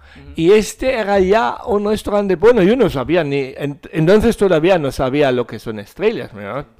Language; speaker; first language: Spanish; non-native, fluent; German